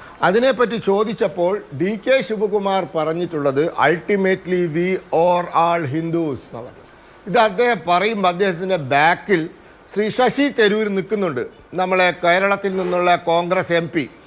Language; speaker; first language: Malayalam; native; Malayalam